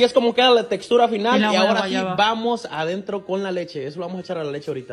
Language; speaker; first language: Spanish; native; Spanish